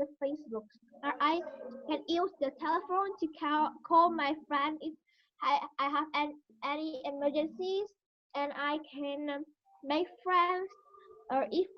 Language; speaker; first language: English; non-native, learner; Vietnamese